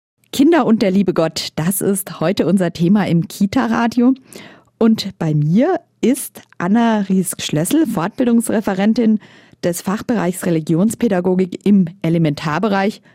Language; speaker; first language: German; native; German